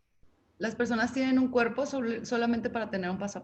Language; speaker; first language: Spanish; native; Spanish